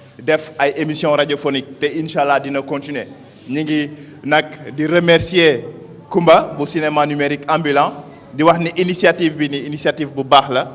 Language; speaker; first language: Wolof; non-native, local second language; Mandingo